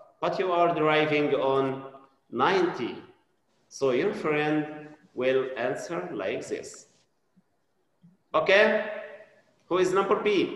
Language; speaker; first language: English; non-native, fluent; Arabic